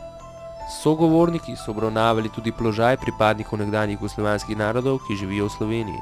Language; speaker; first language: Slovenian; native; Slovenian